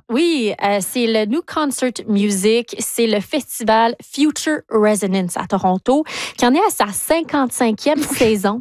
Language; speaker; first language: French; native; French